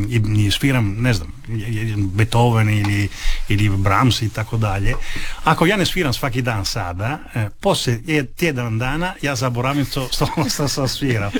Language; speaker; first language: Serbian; early bilingual, heritage; Italian